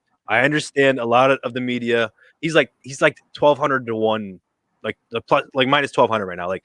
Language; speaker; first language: English; native; English